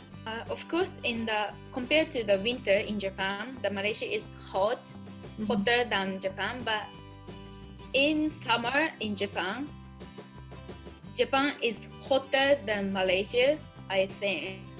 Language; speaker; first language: English; non-native, learner; Japanese